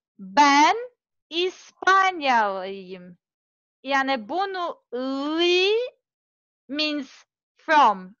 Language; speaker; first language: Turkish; non-native, learner; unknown